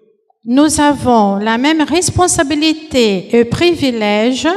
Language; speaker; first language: French; non-native, fluent; Portuguese